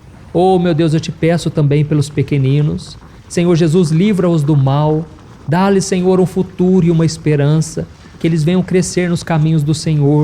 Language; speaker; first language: Portuguese; native; Portuguese